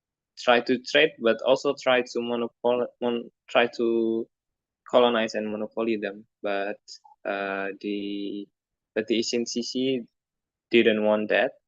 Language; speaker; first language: English; non-native, learner; Indonesian